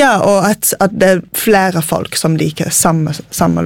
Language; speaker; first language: Norwegian; non-native, fluent; English